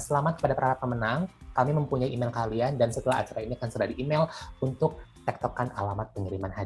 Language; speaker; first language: Indonesian; native; Indonesian